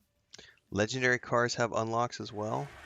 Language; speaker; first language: English; native; English